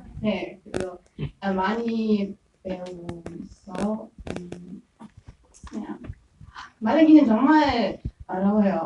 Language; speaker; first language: Korean; non-native, learner; German